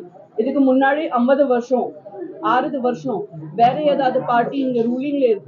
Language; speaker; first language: Tamil; non-native, learner; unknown